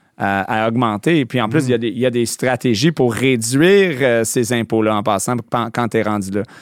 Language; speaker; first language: French; non-native, local second language; English